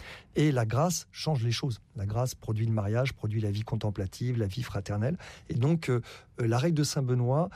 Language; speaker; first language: French; native; French